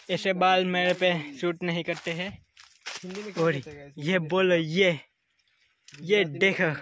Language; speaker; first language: Hindi; non-native, local second language; Gujarati